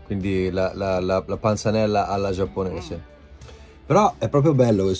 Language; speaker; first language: Italian; native; Italian